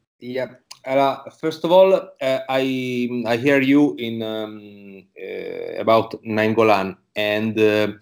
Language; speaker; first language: English; non-native, learner; Italian